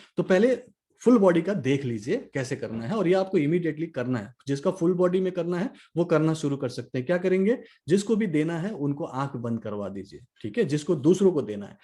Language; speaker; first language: Hindi; non-native, local second language; Nepali